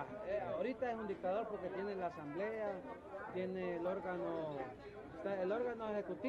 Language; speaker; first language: Spanish; native; Spanish